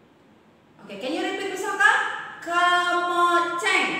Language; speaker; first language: English; non-native, learner; Indonesian